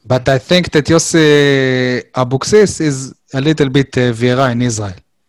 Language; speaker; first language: English; non-native, learner; Hebrew